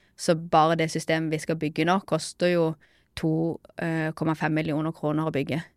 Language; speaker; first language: Norwegian; native; Norwegian